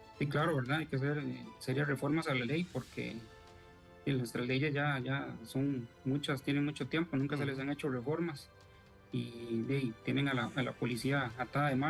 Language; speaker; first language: Spanish; native; Spanish